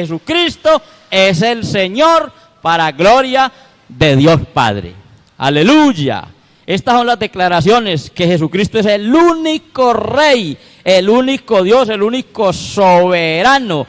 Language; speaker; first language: Spanish; native; Spanish